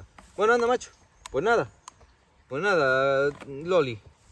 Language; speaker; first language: Spanish; native; Spanish